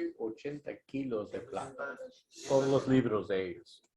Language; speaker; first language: Spanish; non-native, learner; English